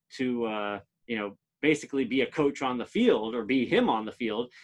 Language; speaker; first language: English; native; English